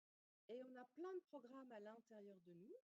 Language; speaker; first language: French; native; French